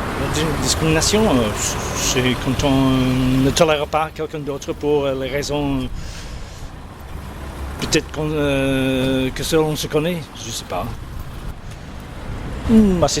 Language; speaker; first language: French; non-native, fluent; English